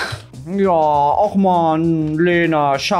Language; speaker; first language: German; native; German